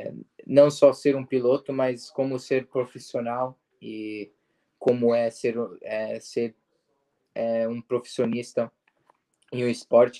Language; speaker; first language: Portuguese; early bilingual, heritage; Portuguese